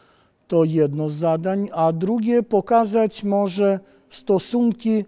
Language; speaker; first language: Polish; native; Polish